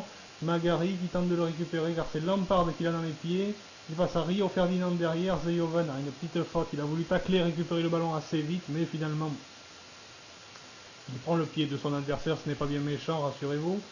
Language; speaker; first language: French; native; French